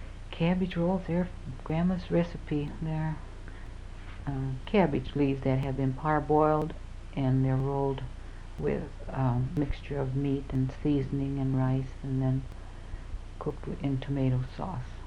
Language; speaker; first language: English; early bilingual, other home language; Finnish